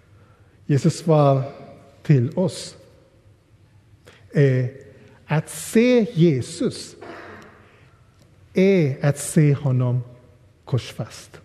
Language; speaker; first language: Swedish; non-native, fluent; English